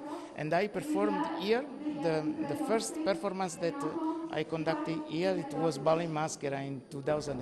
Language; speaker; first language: English; non-native, fluent; Italian